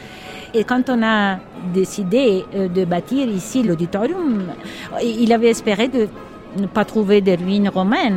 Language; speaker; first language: French; non-native, fluent; Italian